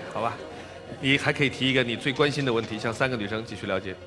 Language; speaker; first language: Chinese; native; Chinese